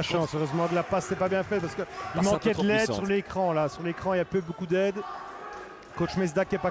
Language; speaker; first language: French; native; French